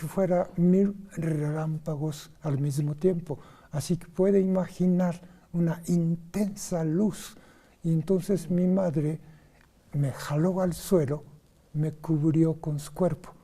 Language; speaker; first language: Spanish; non-native, fluent; Japanese